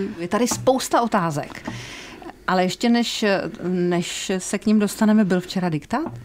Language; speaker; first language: Czech; native; Czech